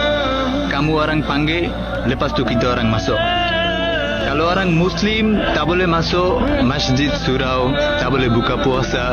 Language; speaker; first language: Malay; non-native, learner; Bangla